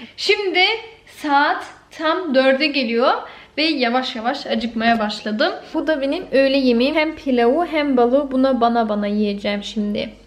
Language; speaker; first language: Turkish; early bilingual, heritage; Turkish